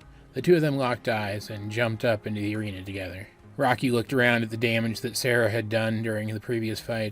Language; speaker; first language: English; native; English